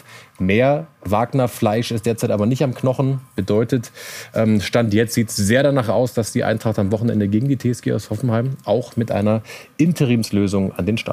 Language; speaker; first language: German; native; German